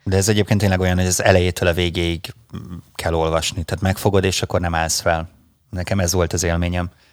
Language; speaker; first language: Hungarian; native; Hungarian